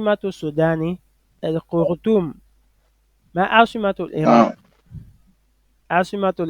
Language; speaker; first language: Arabic; non-native, fluent; French